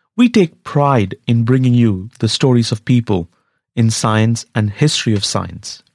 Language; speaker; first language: English; non-native, local second language; Tamil